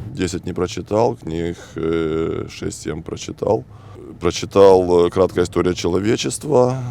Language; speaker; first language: Russian; native; Russian